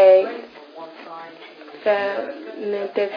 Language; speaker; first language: French; non-native, learner; English